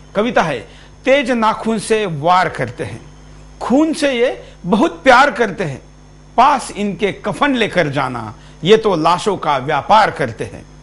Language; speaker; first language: Hindi; non-native, local second language; Marathi